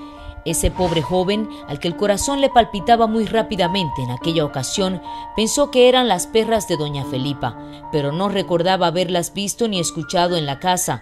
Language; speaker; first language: Spanish; native; Spanish